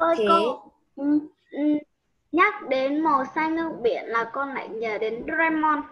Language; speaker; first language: Vietnamese; native; Vietnamese